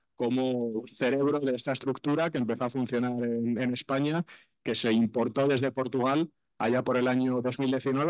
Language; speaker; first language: Spanish; native; Spanish